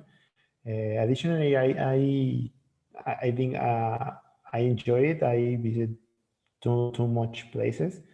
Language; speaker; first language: English; non-native, learner; Spanish